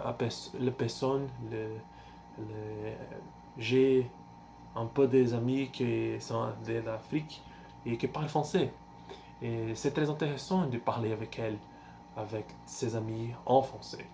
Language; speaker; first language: French; non-native, learner; Portuguese